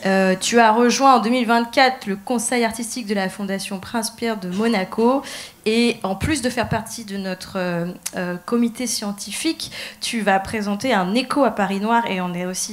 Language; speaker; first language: French; native; French